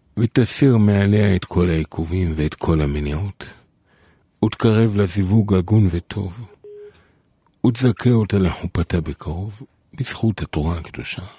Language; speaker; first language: Hebrew; native; Hebrew